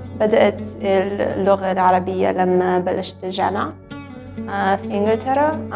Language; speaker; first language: Arabic; non-native, fluent; Hungarian